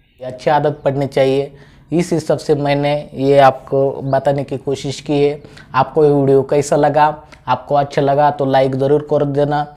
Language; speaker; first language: Hindi; non-native, local second language; Marathi